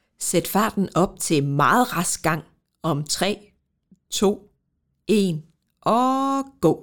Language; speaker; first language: Danish; native; Danish